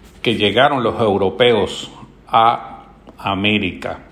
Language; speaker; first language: Spanish; native; Spanish